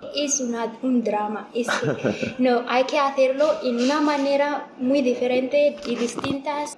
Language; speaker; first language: Spanish; non-native, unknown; Amharic